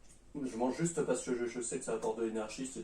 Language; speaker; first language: French; native; French